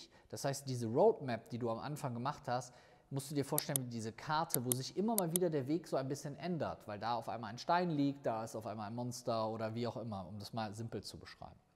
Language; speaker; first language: German; native; German